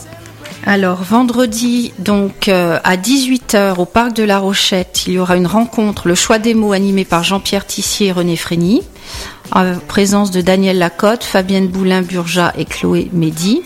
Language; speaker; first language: French; native; French